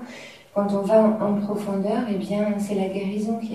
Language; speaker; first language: French; native; French